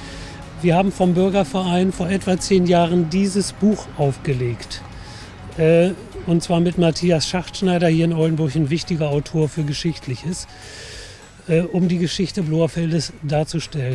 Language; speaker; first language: German; native; German